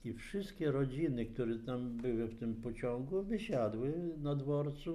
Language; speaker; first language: Polish; native; Polish